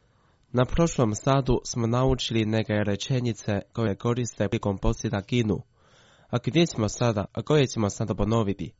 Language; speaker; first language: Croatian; non-native, fluent; Chinese